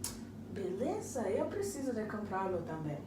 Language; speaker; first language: Portuguese; non-native, learner; English